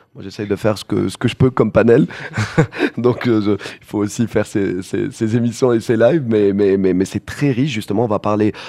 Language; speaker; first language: French; non-native, local second language; Arabic